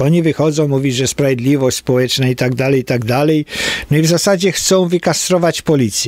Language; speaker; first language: Polish; native; Polish